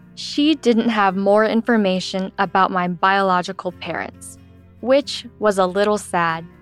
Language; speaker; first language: English; native; English